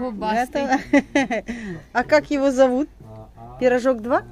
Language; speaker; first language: Russian; native; Russian